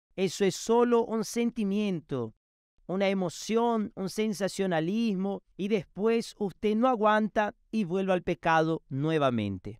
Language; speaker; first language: Spanish; non-native, fluent; Portuguese